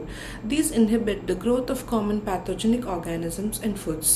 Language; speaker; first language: English; non-native, local second language; Tamil